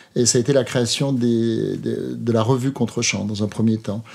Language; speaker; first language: French; native; French